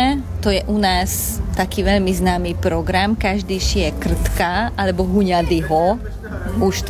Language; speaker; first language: Slovak; non-native, local second language; Hungarian